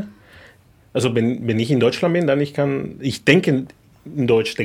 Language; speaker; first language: German; non-native, fluent; Spanish